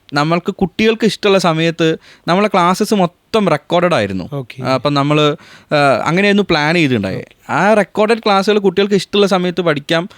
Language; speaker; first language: Malayalam; native; Malayalam